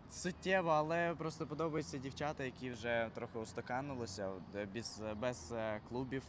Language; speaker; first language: Ukrainian; early bilingual, other home language; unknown